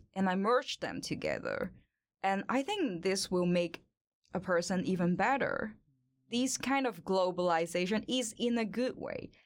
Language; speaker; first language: English; non-native, local second language; Cantonese